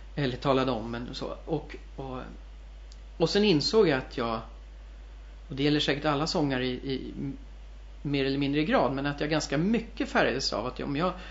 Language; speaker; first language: Swedish; native; Swedish